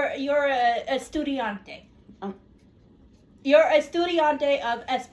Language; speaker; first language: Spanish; non-native, learner; English